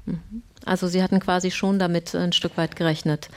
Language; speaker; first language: German; native; German